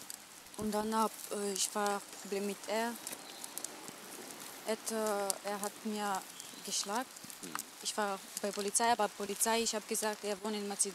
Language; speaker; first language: German; non-native, learner; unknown